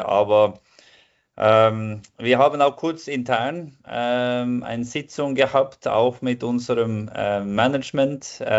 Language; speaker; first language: German; non-native, fluent; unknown